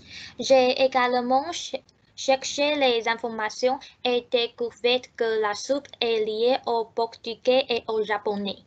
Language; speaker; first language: French; non-native, learner; Chinese